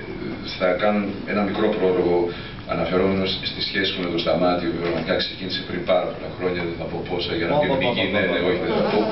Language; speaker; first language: Greek; native; Greek